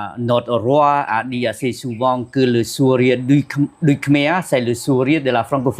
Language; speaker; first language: French; non-native, fluent; Khmer